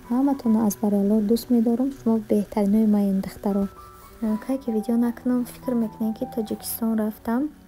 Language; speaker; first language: Tajik; early bilingual, heritage; Tajik